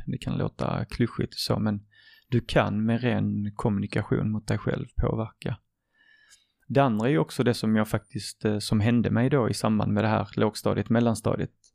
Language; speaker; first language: Swedish; early bilingual, other home language; Arabic